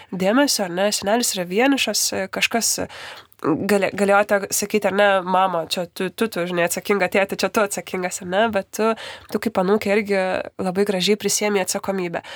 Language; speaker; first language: Lithuanian; native; Lithuanian